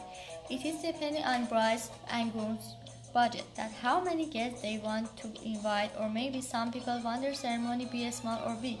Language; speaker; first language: English; non-native, learner; Persian